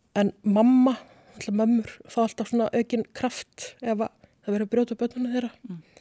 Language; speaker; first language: Icelandic; native; Icelandic